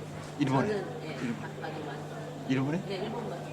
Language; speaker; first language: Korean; non-native, learner; Japanese